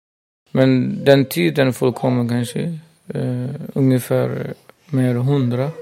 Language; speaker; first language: Swedish; non-native, local second language; Burmese